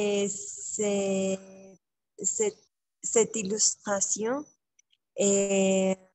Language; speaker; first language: French; non-native, learner; Spanish